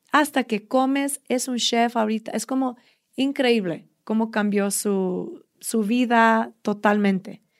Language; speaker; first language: Spanish; early bilingual, heritage; Spanish